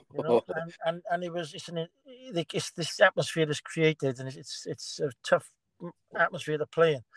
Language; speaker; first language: English; native; English